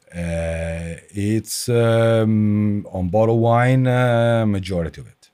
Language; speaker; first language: English; non-native, fluent; Italian